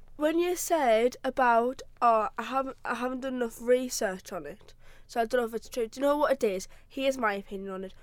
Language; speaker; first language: English; native; English